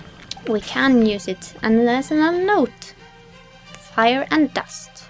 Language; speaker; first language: English; non-native, fluent; Norwegian